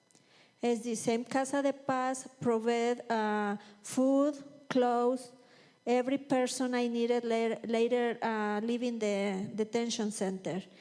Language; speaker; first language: English; non-native, learner; Spanish